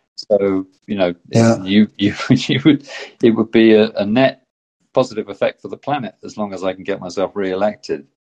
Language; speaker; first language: English; native; English